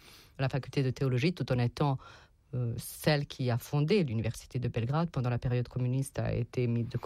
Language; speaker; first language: French; non-native, fluent; Serbian